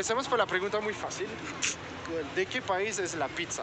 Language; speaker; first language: Spanish; non-native, fluent; French